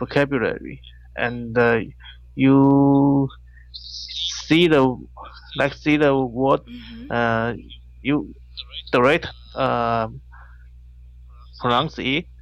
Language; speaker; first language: English; non-native, learner; Chinese